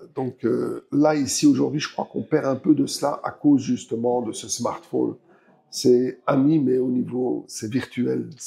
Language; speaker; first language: French; early bilingual, other home language; Arabic